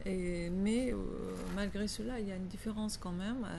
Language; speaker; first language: French; non-native, fluent; Arabic